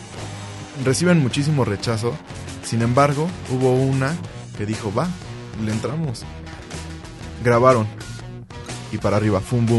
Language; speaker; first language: Spanish; native; Spanish